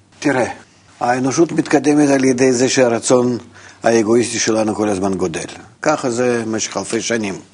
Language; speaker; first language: Hebrew; non-native, fluent; Russian